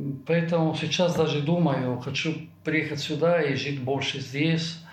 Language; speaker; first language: Russian; non-native, fluent; Italian